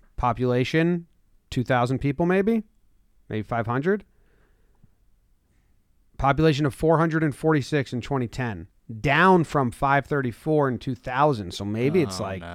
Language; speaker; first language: English; native; English